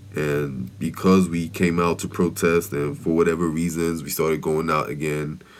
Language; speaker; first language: English; non-native, local second language; Yoruba